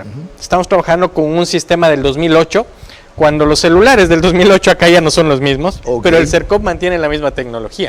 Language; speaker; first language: Spanish; native; Spanish